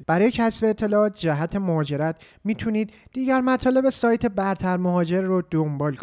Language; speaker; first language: Persian; native; Persian